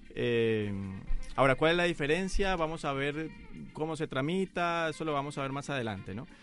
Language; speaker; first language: Spanish; native; Spanish